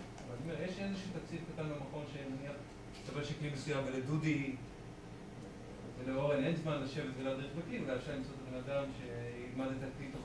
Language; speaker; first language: Hebrew; native; Hebrew